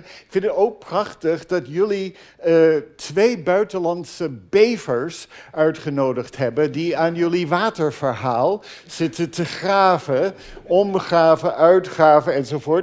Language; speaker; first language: Dutch; non-native, fluent; English